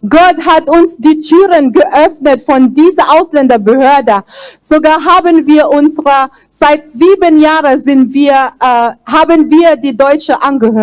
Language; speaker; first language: German; non-native, fluent; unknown